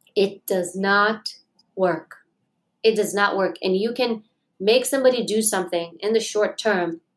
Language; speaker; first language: English; native; English